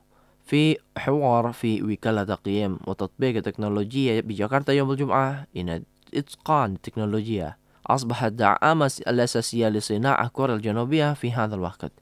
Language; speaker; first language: Arabic; non-native, fluent; Indonesian